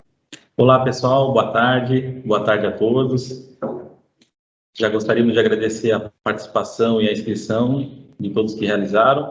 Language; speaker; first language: Portuguese; native; Portuguese